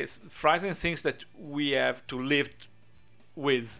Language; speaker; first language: English; non-native, fluent; Italian